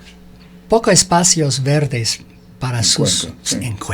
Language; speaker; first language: Spanish; non-native, learner; English